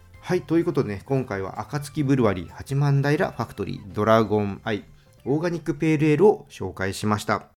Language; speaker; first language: Japanese; native; Japanese